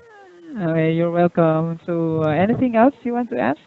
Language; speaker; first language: English; non-native, local second language; Filipino